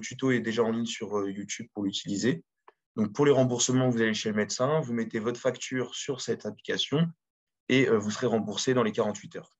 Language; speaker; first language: French; native; French